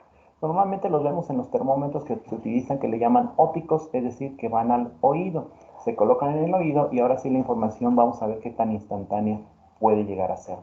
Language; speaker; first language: Spanish; native; Spanish